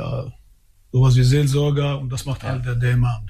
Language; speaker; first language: German; early bilingual, other home language; Albanian